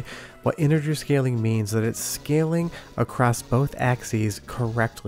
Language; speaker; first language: English; native; English